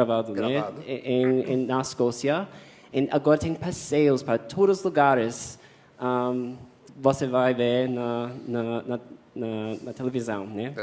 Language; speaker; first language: Portuguese; non-native, fluent; English